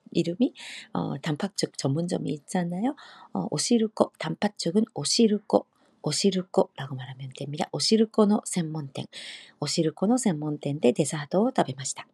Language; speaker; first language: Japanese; native; Japanese